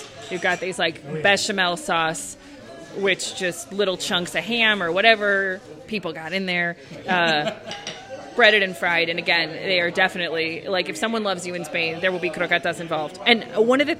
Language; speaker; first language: English; native; English